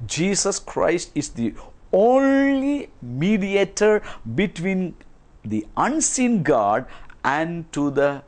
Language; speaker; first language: English; non-native, local second language; Kannada